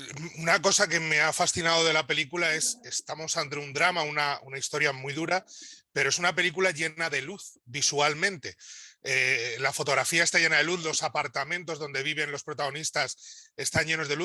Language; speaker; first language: Spanish; native; Spanish